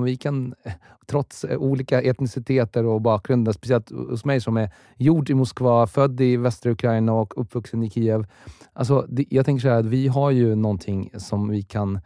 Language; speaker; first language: Swedish; early bilingual, other home language; Russian